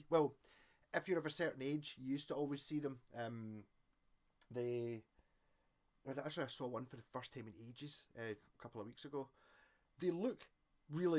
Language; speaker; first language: English; native; English